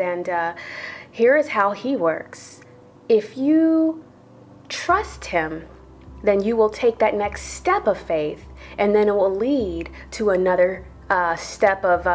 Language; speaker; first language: English; native; English